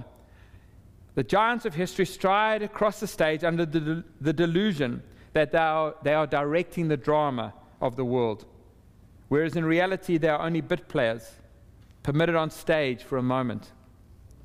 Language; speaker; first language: English; native; English